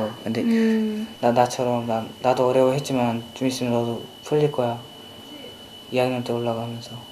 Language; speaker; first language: Korean; early bilingual, other home language; Uzbek